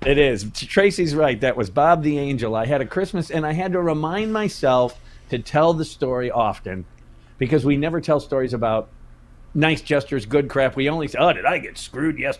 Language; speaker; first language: English; native; English